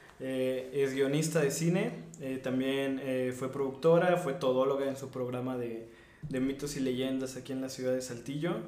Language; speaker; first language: Spanish; native; Spanish